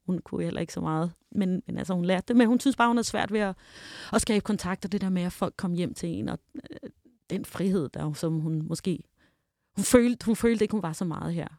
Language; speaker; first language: Danish; early bilingual, heritage; Danish